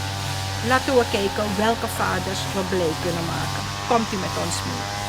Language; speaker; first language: Dutch; non-native, local second language; Caribbean Hindustani